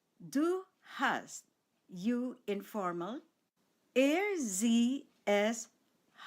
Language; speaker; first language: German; non-native, fluent; Filipino